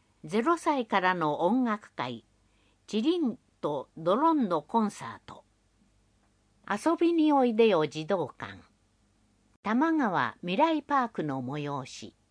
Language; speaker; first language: Japanese; native; Japanese